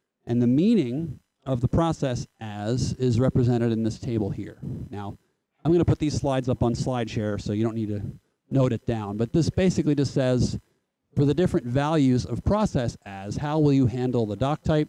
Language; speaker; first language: English; native; English